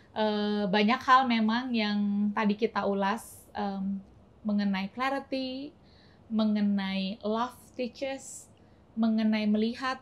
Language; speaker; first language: Indonesian; native; Indonesian